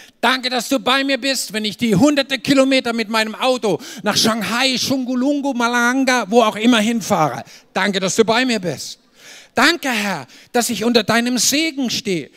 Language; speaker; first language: German; native; German